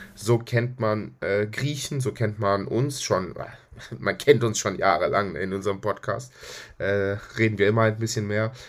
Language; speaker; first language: German; early bilingual, other home language; Greek